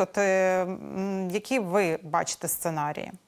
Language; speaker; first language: Ukrainian; native; Ukrainian